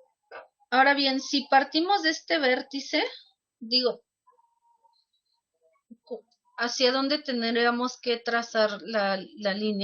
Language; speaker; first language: Spanish; native; Spanish